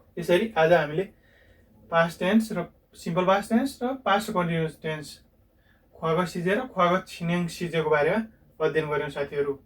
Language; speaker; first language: Nepali; native; Nepali